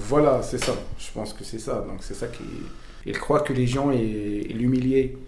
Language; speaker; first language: French; non-native, fluent; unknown